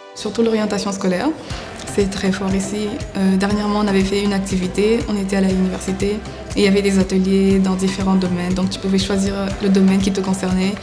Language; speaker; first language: French; non-native, local second language; Lingala